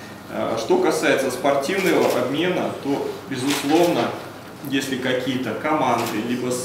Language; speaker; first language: Russian; native; Russian